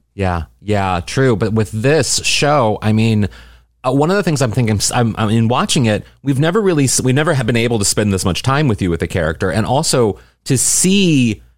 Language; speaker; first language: English; native; English